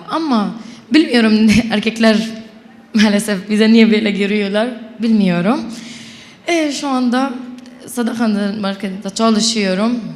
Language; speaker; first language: Turkish; non-native, local second language; Arabic